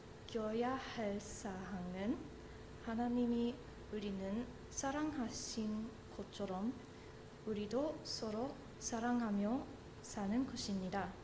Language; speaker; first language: Korean; non-native, learner; English